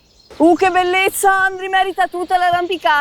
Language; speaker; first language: Italian; native; Italian